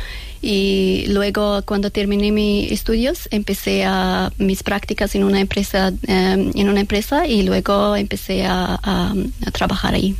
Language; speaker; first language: Spanish; non-native, learner; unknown